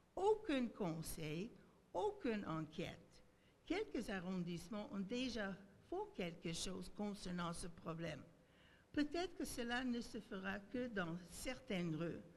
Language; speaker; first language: French; native; French